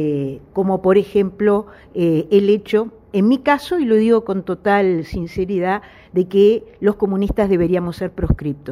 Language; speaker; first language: Spanish; native; Spanish